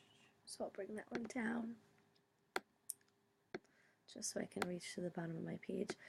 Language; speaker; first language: English; native; English